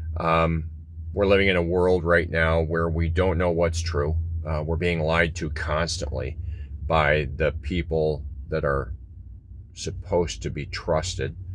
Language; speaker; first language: English; native; English